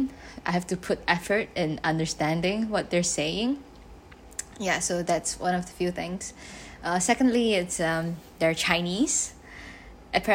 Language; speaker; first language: English; non-native, local second language; Chinese